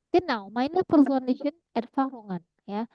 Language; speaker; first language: German; non-native, fluent; Indonesian